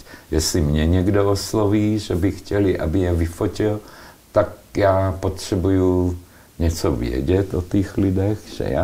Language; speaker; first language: Czech; non-native, local second language; Slovak